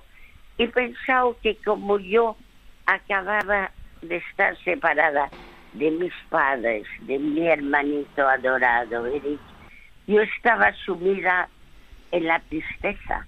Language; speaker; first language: Spanish; early bilingual, other home language; French